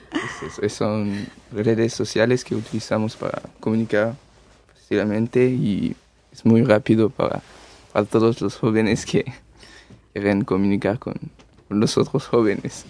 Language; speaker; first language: Spanish; early bilingual, heritage; French